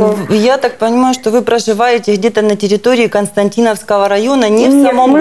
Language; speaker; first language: Russian; native; Russian